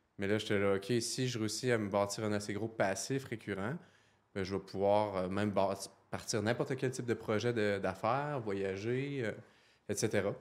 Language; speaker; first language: French; native; French